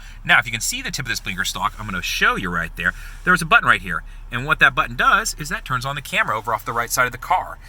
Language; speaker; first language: English; native; English